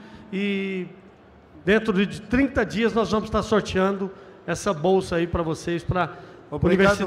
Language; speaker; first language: Portuguese; native; Portuguese